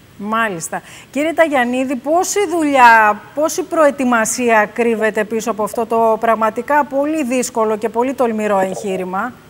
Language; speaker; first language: Greek; native; Greek